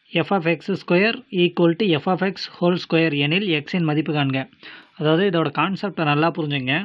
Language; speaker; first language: Tamil; native; Tamil